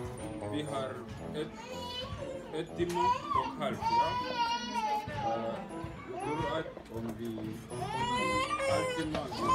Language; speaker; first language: Swedish; non-native, learner; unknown